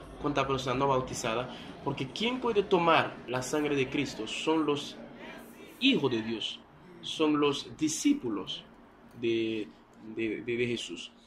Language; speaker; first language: Spanish; non-native, fluent; Haitian Creole